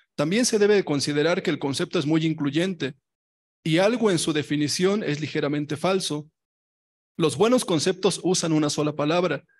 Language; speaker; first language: Spanish; native; Spanish